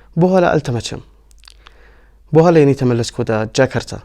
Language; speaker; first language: Amharic; non-native, learner; Arabic